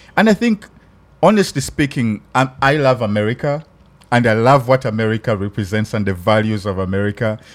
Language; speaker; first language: English; non-native, local second language; Ganda